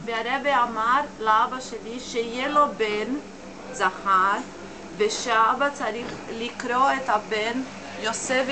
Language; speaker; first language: Hebrew; non-native, learner; English